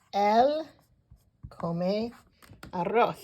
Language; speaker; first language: Spanish; non-native, fluent; English